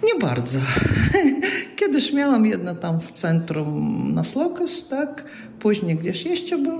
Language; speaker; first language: Polish; non-native, local second language; Russian